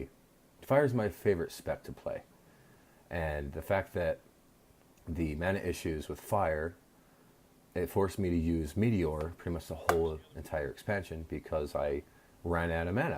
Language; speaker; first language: English; native; English